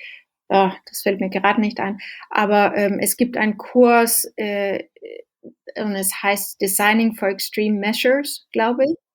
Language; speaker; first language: German; non-native, fluent; Danish